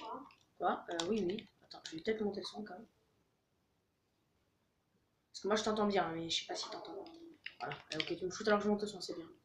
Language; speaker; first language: French; native; French